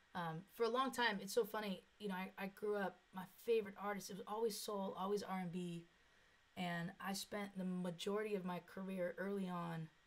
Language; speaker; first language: English; native; English